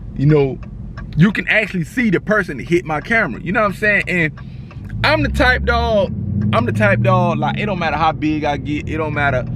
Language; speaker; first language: English; native; English